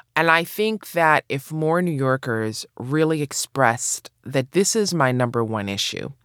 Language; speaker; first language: English; native; English